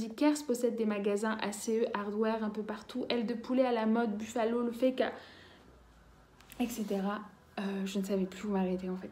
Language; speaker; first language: French; native; French